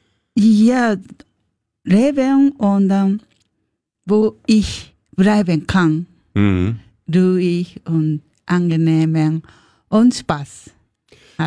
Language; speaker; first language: German; non-native, learner; Japanese